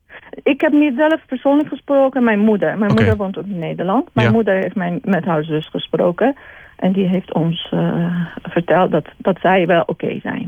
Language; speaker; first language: Dutch; non-native, fluent; Persian